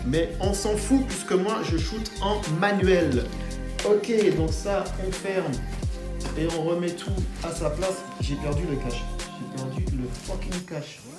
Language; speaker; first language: French; non-native, fluent; English